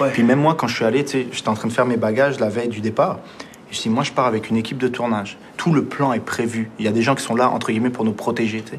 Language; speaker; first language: French; early bilingual, other home language; Arabic